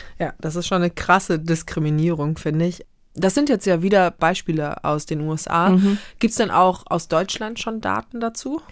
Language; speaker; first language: German; native; German